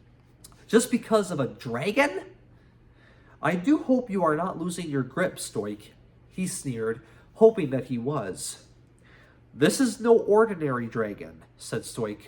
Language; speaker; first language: English; native; English